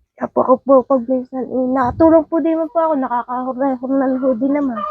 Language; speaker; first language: Filipino; native; Filipino